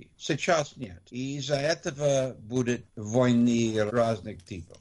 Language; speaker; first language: Russian; non-native, learner; English